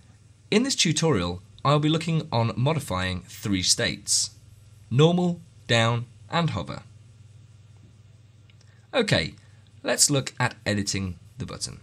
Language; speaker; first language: English; native; English